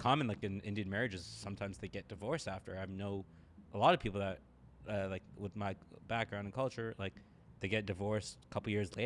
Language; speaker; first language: English; early bilingual, other home language; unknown